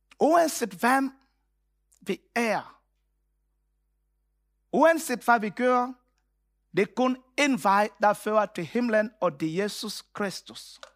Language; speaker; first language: Danish; non-native, fluent; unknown